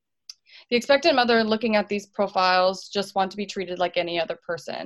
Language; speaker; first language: English; native; English